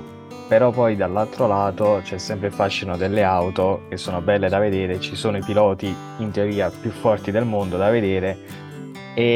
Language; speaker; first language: Italian; native; Italian